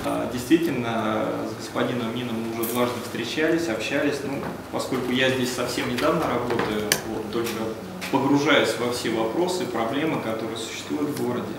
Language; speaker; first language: Russian; native; Russian